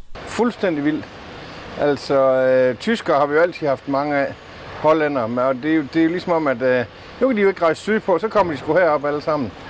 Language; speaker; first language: Danish; native; Danish